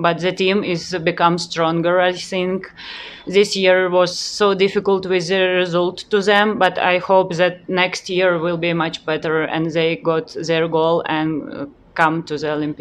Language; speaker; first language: English; non-native, learner; Ukrainian